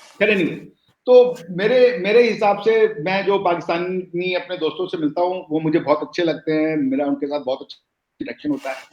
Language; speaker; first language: Hindi; native; Hindi